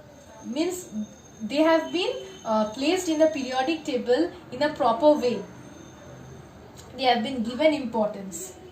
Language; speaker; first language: English; non-native, local second language; Bangla